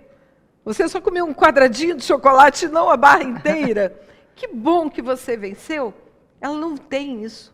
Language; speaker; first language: Portuguese; native; Portuguese